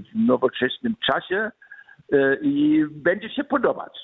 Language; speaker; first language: Polish; early bilingual, other home language; German